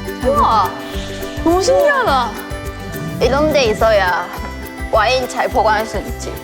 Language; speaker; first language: Korean; non-native, fluent; Chinese